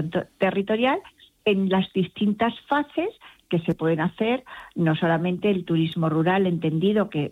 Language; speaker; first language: Spanish; native; Spanish